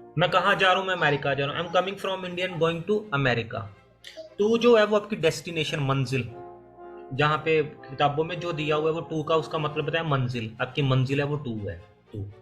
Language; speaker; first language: Hindi; native; Hindi